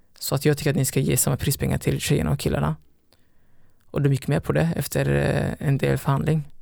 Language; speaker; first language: Swedish; early bilingual, other home language; Somali